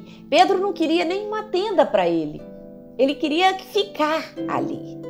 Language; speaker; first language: Portuguese; native; Portuguese